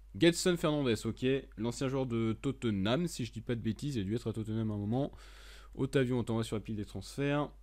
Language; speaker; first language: French; native; French